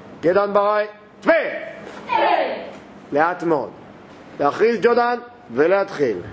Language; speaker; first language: Hebrew; native; Hebrew